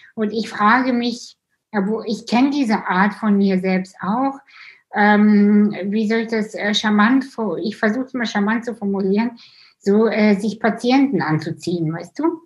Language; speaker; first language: German; early bilingual, other home language; Russian